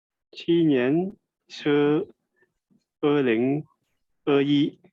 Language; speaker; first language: Chinese; non-native, learner; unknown